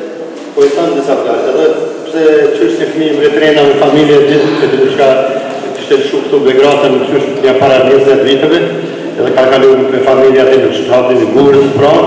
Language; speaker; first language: Albanian; native; Albanian